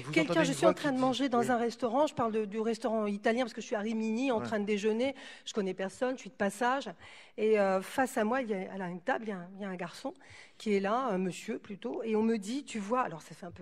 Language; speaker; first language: French; native; French